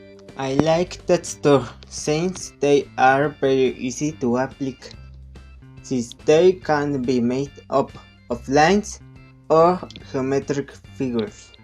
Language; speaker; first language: English; non-native, learner; Spanish